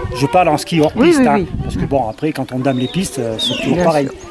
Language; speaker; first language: French; native; French